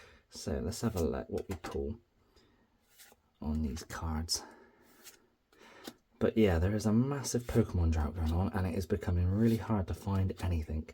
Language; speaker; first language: English; native; English